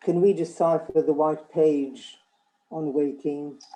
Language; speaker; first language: English; non-native, fluent; Lithuanian